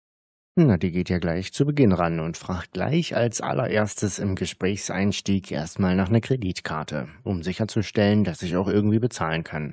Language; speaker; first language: German; native; German